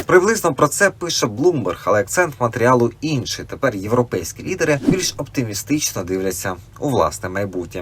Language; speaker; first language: Ukrainian; native; Ukrainian